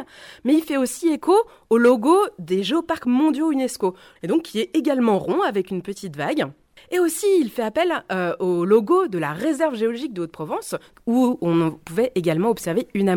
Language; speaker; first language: French; native; French